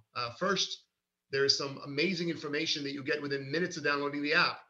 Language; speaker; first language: English; early bilingual, other home language; Hebrew